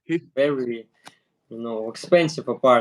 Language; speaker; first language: English; non-native, learner; Russian